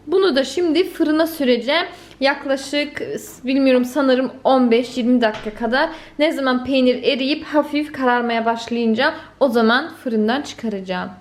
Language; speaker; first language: Turkish; early bilingual, heritage; Turkish